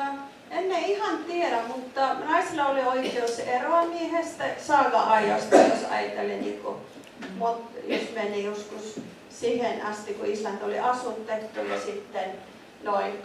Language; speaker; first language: Finnish; non-native, fluent; Icelandic